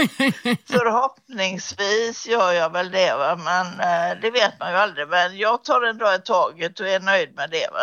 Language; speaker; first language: Swedish; native; Swedish